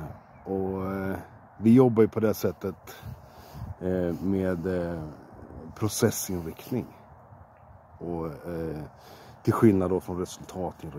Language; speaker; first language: Swedish; native; Swedish